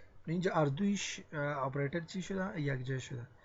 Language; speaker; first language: Persian; non-native, local second language; Pashto